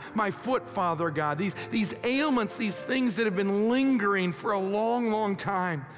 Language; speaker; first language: English; native; English